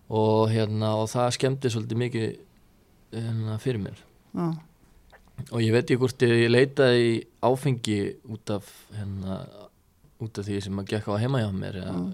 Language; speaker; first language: Icelandic; early bilingual, other home language; Serbian